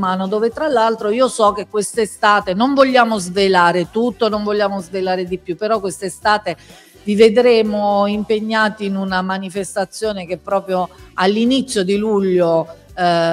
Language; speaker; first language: Italian; native; Italian